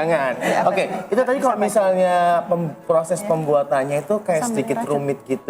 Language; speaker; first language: Indonesian; native; Indonesian